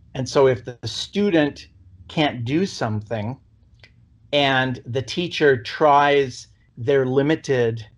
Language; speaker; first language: English; native; English